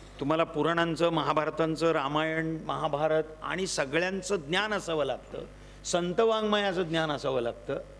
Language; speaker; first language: Marathi; non-native, local second language; Gujarati